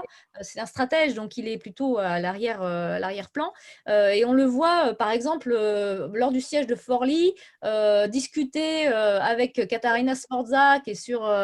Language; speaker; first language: French; native; French